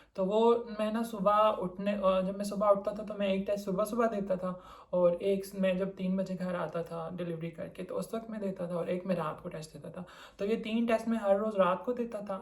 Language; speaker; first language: Urdu; non-native, local second language; Punjabi